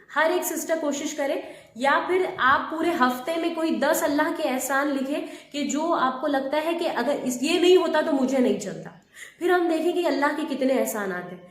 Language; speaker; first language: Urdu; native; Urdu